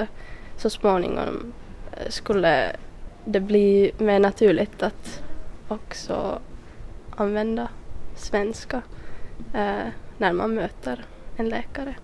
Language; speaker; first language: Swedish; non-native, local second language; Finnish